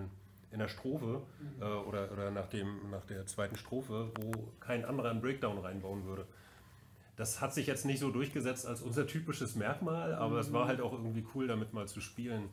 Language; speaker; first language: German; native; German